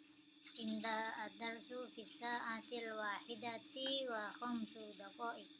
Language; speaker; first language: Arabic; non-native, learner; Indonesian